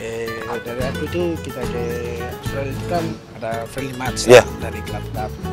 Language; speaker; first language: Indonesian; non-native, learner; Tetum